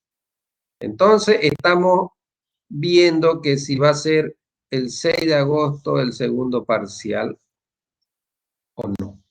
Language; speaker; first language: Spanish; native; Spanish